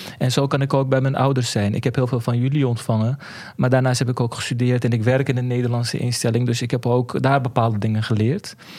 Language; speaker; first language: Dutch; early bilingual, other home language; Turkish